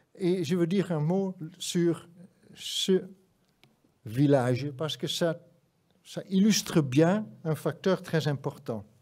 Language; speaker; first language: French; non-native, fluent; Dutch